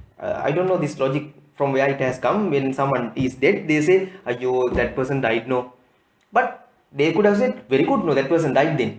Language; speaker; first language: English; non-native, fluent; Sinhala